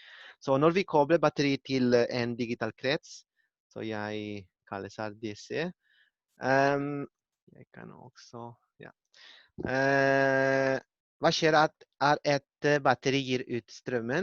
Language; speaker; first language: Norwegian; non-native, learner; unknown